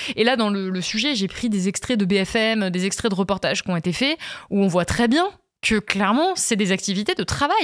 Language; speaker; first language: French; native; French